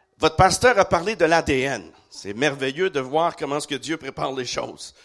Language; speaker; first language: French; native; French